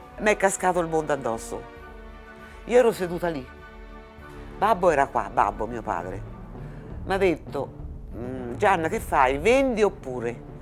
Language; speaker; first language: Italian; native; Italian